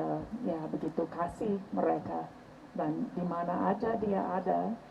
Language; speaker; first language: Indonesian; non-native, fluent; English